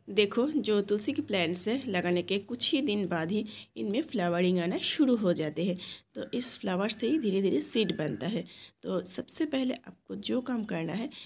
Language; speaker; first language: Hindi; non-native, local second language; Bangla